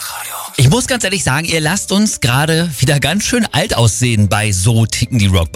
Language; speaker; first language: German; native; German